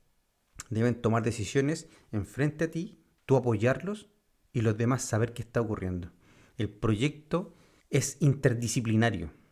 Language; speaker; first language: Spanish; native; Spanish